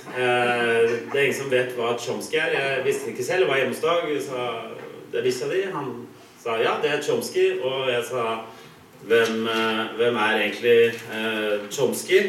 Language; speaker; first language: Norwegian; native; Norwegian